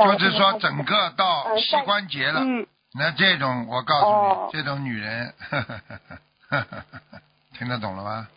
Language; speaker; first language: Chinese; native; Chinese